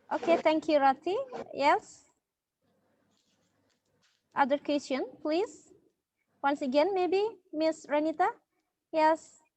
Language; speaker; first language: English; non-native, learner; Indonesian